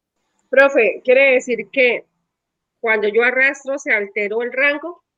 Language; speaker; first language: Spanish; native; Spanish